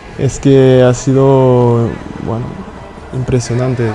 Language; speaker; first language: Spanish; non-native, fluent; French